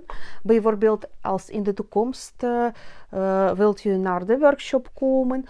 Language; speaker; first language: Dutch; non-native, learner; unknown